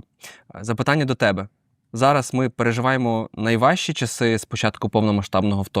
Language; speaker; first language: Ukrainian; native; Ukrainian